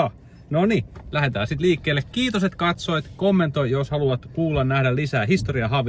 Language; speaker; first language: Finnish; native; Finnish